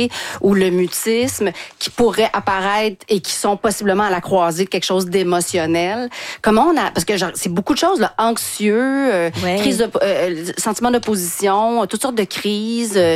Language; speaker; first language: French; native; French